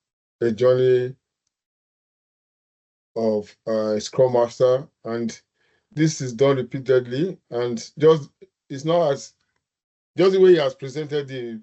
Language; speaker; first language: English; non-native, local second language; Yoruba